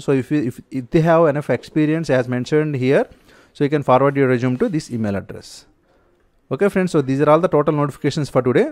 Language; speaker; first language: English; non-native, local second language; Telugu